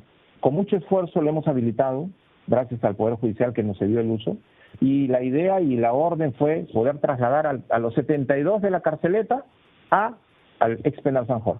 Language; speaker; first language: Spanish; native; Spanish